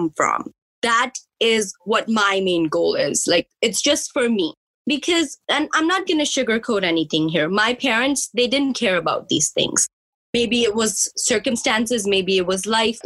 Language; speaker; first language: English; early bilingual, other home language; Punjabi